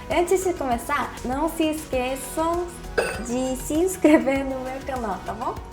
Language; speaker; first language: Portuguese; non-native, fluent; Korean